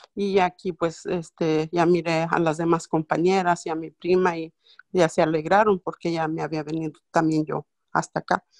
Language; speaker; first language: Spanish; non-native, local second language; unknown